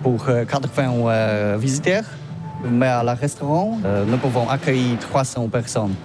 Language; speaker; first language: French; non-native, learner; Polish